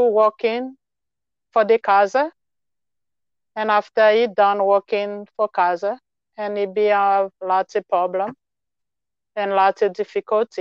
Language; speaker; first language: English; non-native, learner; Haitian Creole